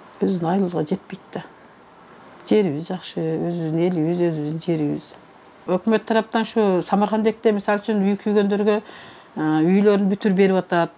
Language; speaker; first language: Kyrgyz; native; Kyrgyz